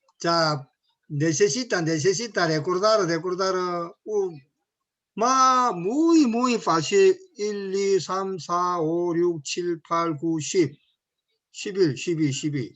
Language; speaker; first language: Spanish; non-native, learner; Korean